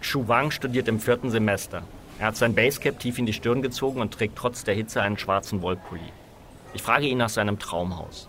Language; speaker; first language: German; native; German